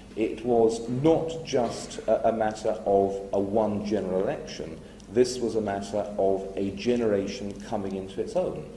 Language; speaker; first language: English; native; English